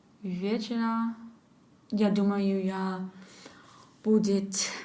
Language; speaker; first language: Russian; non-native, learner; English